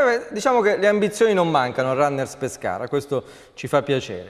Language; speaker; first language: Italian; native; Italian